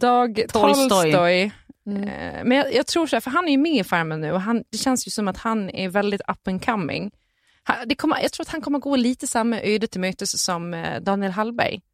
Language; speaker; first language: Swedish; native; Swedish